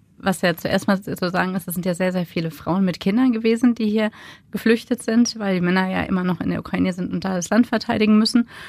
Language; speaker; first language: German; native; German